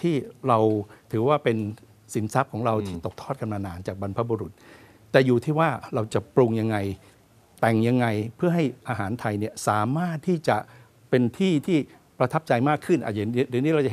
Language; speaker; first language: Thai; native; Thai